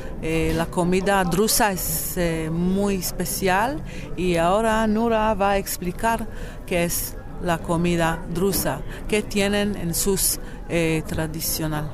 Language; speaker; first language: Spanish; non-native, fluent; Hebrew